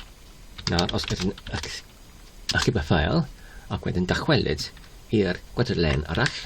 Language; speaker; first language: Welsh; non-native, learner; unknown